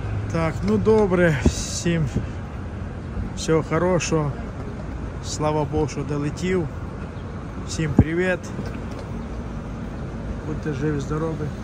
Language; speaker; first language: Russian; non-native, local second language; Ukrainian